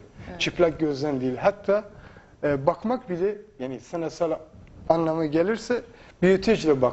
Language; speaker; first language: Turkish; non-native, fluent; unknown